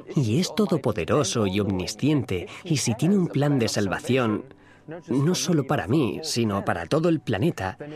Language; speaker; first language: Spanish; non-native, fluent; German